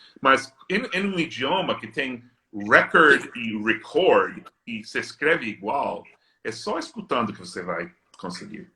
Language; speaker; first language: Portuguese; non-native, fluent; English